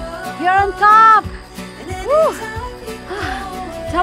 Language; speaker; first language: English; non-native, learner; Indonesian